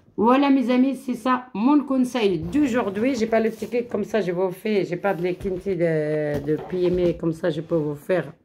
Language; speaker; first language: French; non-native, local second language; Arabic